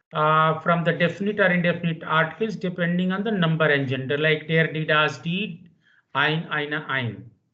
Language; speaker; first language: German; non-native, fluent; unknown